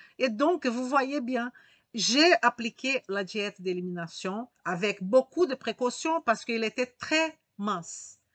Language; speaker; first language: French; native; French